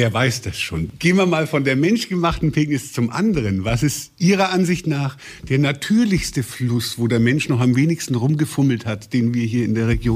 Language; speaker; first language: German; native; German